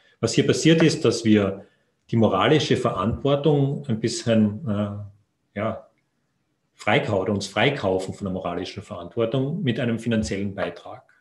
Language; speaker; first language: German; native; German